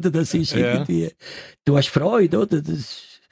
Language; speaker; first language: German; non-native, learner; Italian